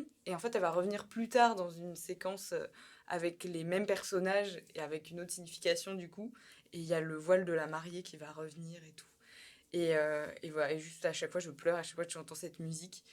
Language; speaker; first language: French; native; French